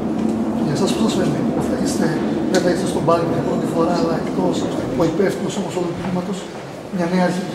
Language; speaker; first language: Greek; native; Greek